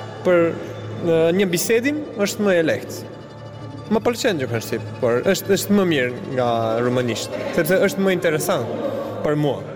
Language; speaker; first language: Albanian; non-native, learner; Bulgarian